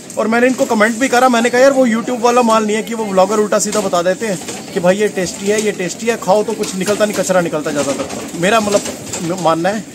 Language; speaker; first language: Hindi; native; Hindi